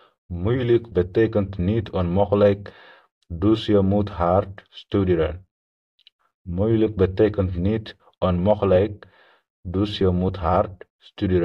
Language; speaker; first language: Dutch; non-native, learner; Tigrinya